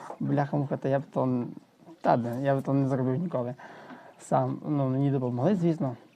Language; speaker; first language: Ukrainian; native; Ukrainian